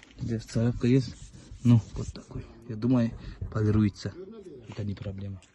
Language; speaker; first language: Russian; non-native, learner; Georgian